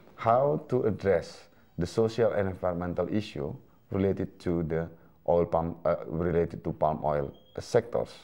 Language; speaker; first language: English; non-native, fluent; Indonesian